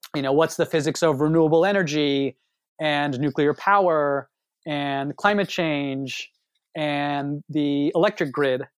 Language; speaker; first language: English; native; English